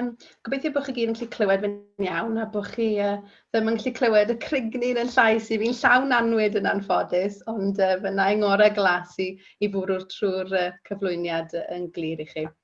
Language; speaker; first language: Welsh; native; Welsh